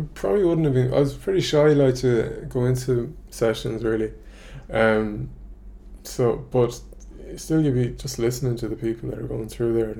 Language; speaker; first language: English; native; English